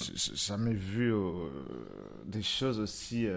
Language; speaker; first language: French; non-native, fluent; Spanish